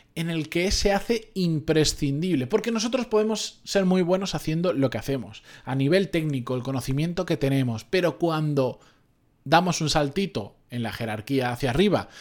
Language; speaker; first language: Spanish; native; Spanish